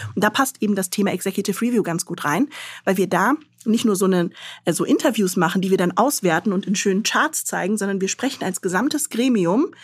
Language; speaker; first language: German; early bilingual, other home language; Arabic